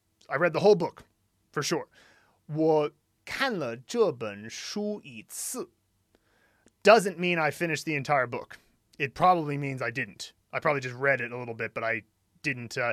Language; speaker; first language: English; native; English